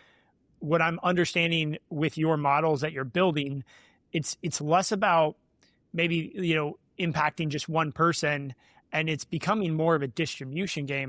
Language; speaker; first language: English; native; English